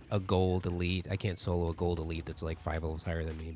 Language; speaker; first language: English; native; English